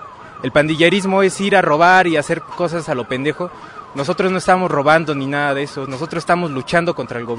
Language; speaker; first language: Spanish; native; Spanish